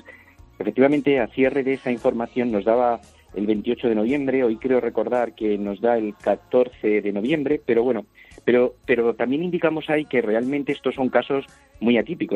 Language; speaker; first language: Spanish; native; Spanish